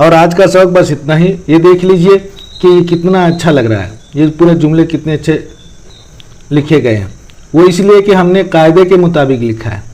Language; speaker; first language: Urdu; native; Urdu